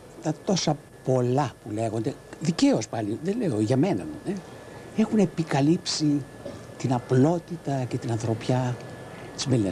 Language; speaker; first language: Greek; native; Greek